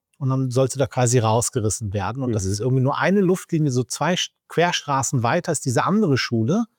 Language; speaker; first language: German; early bilingual, other home language; Turkish